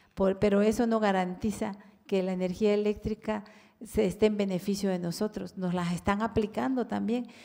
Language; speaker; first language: Spanish; native; Spanish